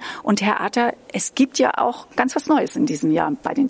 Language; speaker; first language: German; native; German